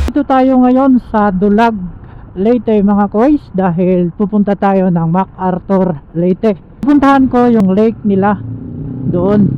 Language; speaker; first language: Filipino; non-native, local second language; Waray